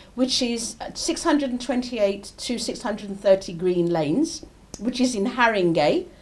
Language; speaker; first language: Turkish; early bilingual, heritage; Turkish